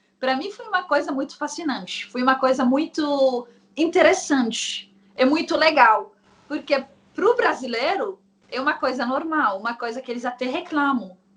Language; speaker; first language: Portuguese; non-native, fluent; Arabic